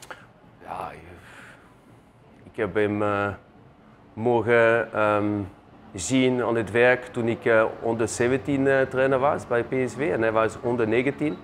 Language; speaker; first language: Dutch; non-native, fluent; German